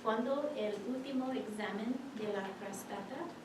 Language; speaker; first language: Spanish; non-native, learner; English